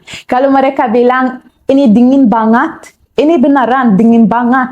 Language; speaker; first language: Indonesian; non-native, learner; Arabic